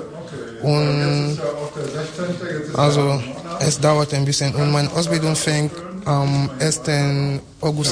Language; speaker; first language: German; non-native, learner; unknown